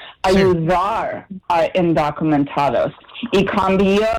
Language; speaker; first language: Spanish; non-native, learner; English